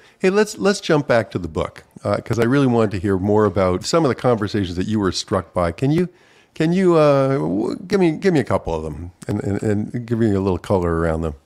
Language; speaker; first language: English; native; English